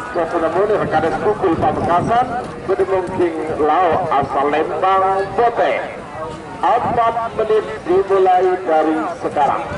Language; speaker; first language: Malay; non-native, local second language; Madurese